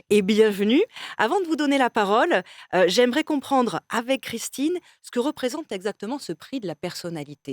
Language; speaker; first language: French; native; French